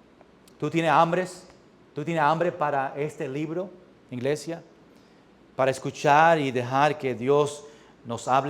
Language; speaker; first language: Spanish; early bilingual, heritage; English